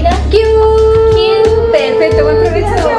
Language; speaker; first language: Spanish; native; Spanish